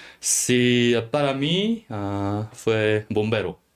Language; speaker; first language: Spanish; non-native, learner; Korean